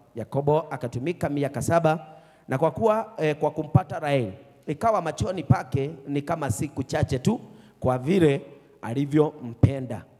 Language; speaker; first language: Swahili; non-native, local second language; Kikuyu